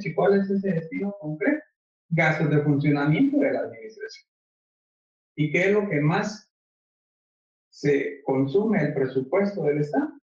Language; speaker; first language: Spanish; native; Spanish